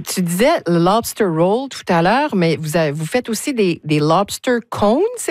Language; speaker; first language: French; native; French